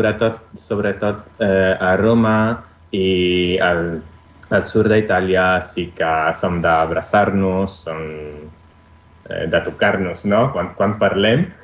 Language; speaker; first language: Catalan; non-native, learner; Italian